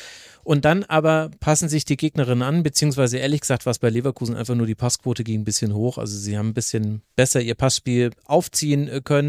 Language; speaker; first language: German; native; German